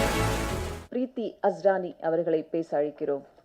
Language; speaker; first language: Tamil; native; Tamil